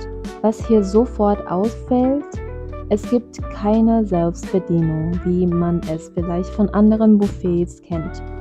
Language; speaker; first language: German; non-native, fluent; Vietnamese